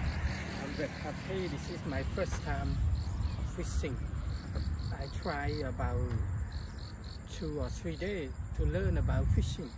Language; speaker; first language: English; non-native, learner; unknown